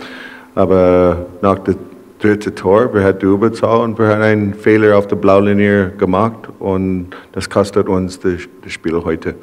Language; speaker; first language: German; non-native, learner; English